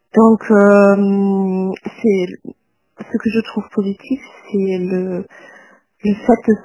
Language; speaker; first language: French; non-native, fluent; German